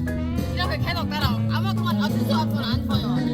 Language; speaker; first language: Korean; non-native, learner; Lao